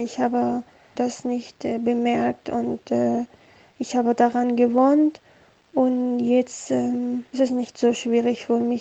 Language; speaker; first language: German; non-native, learner; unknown